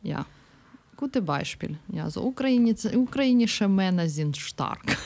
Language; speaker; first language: German; non-native, learner; Ukrainian